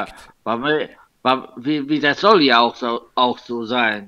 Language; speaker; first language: German; non-native, local second language; Luxembourgish